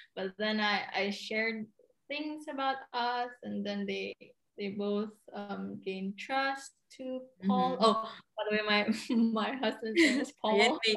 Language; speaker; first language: English; non-native, local second language; Cebuano